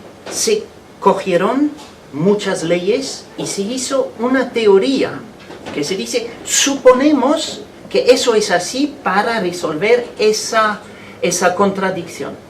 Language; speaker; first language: Spanish; non-native, fluent; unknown